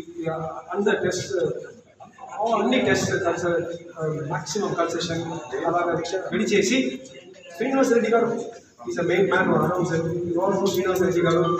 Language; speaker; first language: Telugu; non-native, learner; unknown